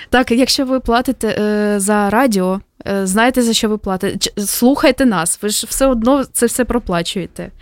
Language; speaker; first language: Ukrainian; native; Ukrainian